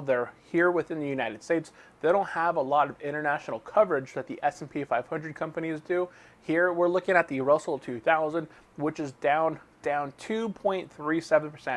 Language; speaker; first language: English; native; English